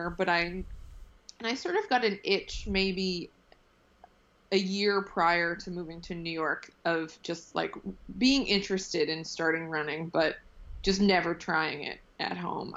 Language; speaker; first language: English; native; English